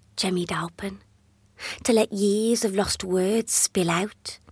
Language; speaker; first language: English; native; English